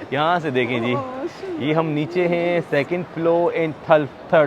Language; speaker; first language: Hindi; non-native, local second language; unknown